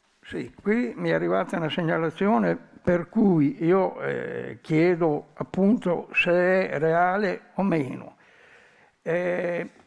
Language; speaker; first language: Italian; native; Italian